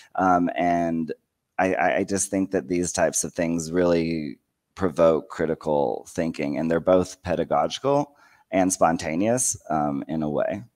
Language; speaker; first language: English; native; English